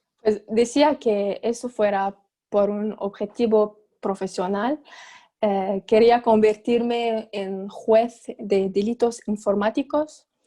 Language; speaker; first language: Spanish; non-native, fluent; Arabic